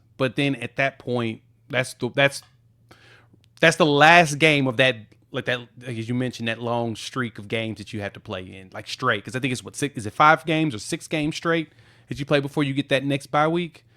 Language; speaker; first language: English; native; English